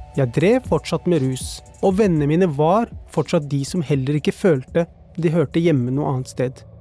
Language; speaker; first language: Norwegian; early bilingual, other home language; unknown